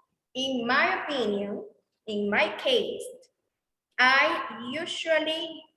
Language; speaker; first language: English; non-native, learner; Spanish